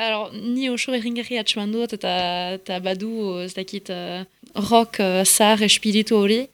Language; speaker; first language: Basque; native; Basque